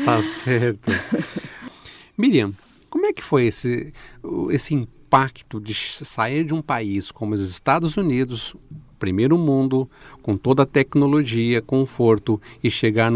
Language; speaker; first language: Portuguese; native; Portuguese